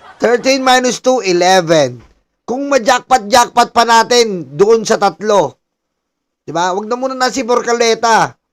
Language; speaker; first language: Filipino; native; Filipino